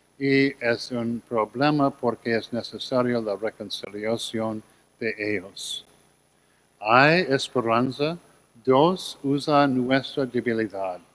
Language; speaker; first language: Spanish; non-native, learner; English